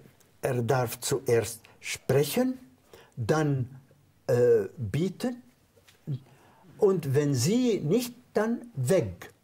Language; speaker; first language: German; non-native, fluent; Arabic